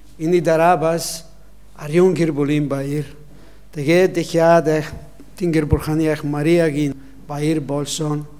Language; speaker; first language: Mongolian; non-native, learner; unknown